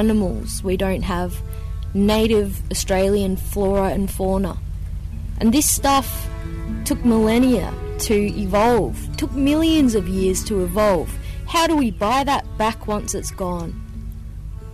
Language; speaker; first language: English; native; English